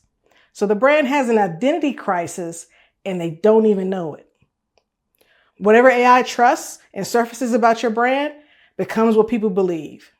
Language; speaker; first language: English; native; English